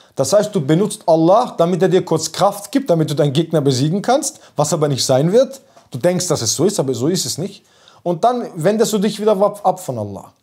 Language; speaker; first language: German; early bilingual, other home language; Turkish